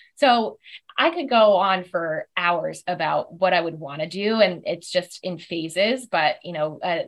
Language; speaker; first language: English; native; English